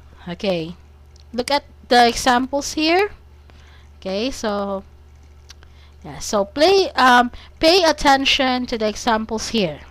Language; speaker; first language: English; non-native, fluent; Cebuano